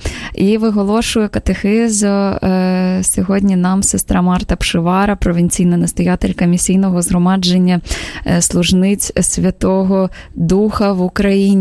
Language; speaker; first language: Ukrainian; native; Ukrainian